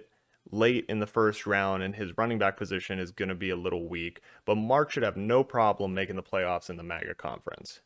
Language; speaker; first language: English; native; English